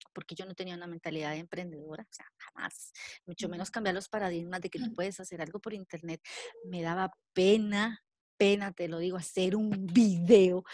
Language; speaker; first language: Spanish; native; Spanish